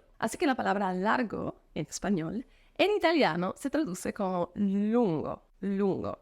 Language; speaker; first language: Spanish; non-native, fluent; Italian